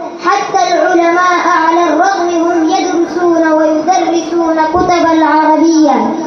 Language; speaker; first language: Arabic; non-native, learner; Urdu